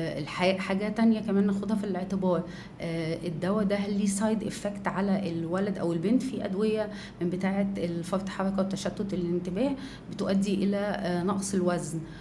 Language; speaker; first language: Arabic; native; Arabic